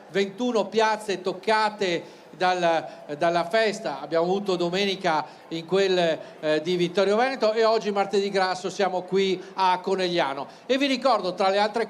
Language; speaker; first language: Italian; native; Italian